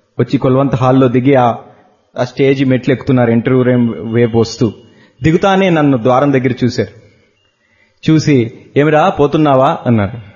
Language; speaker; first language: Telugu; native; Telugu